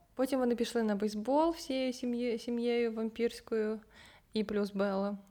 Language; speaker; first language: Ukrainian; non-native, local second language; Russian